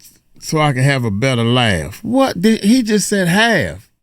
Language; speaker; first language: English; native; English